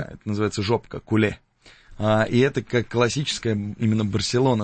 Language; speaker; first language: Russian; native; Russian